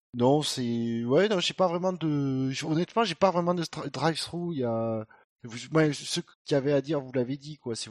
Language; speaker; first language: French; native; French